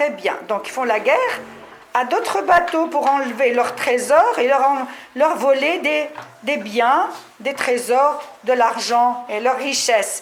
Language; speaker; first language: French; non-native, local second language; Arabic